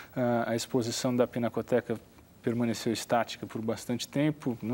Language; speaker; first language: Portuguese; native; Portuguese